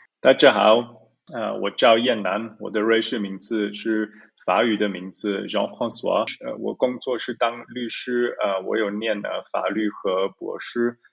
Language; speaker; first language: Chinese; early bilingual, heritage; Chinese